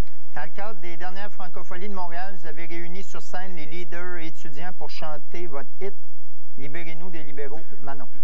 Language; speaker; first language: French; native; French